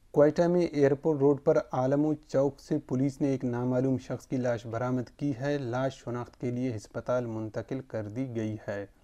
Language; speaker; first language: Urdu; non-native, local second language; Baluchi